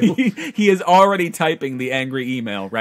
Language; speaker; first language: English; native; English